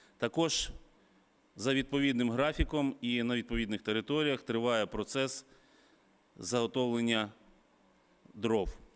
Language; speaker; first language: Ukrainian; native; Ukrainian